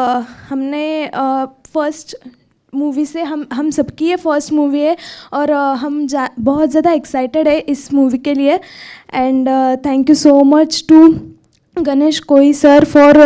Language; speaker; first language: Hindi; non-native, local second language; Marathi